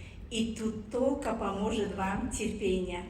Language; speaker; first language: Russian; non-native, fluent; Tajik